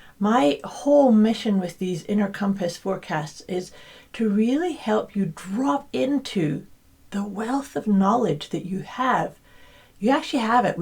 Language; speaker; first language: English; native; English